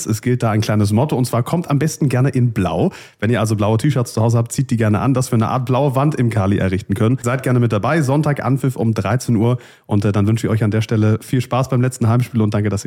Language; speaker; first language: German; native; German